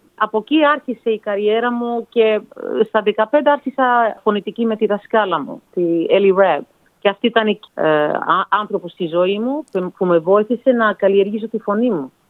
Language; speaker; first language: Greek; early bilingual, heritage; Greek